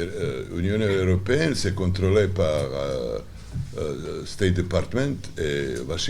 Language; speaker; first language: French; non-native, learner; Serbian